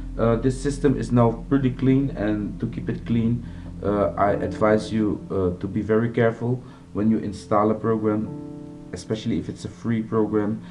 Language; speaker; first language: English; non-native, fluent; Dutch